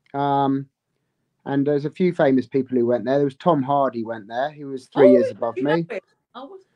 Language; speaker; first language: English; native; English